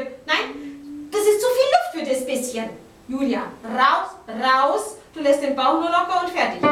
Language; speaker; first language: German; native; German